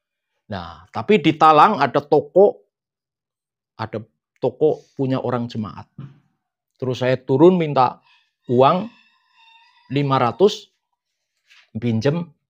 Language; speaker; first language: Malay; non-native, local second language; Javanese